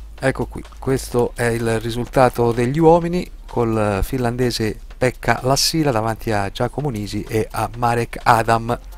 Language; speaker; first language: Italian; native; Italian